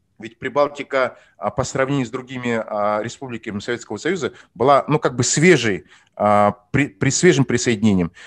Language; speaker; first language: Russian; non-native, local second language; Kazakh